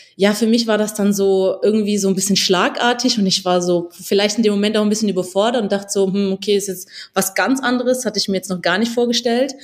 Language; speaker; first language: German; early bilingual, other home language; Albanian